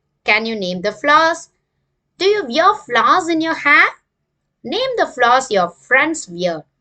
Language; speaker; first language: English; non-native, local second language; Tamil